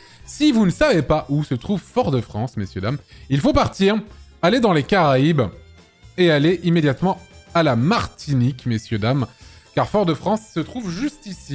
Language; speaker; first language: French; native; French